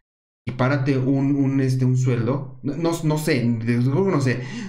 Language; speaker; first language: Spanish; native; Spanish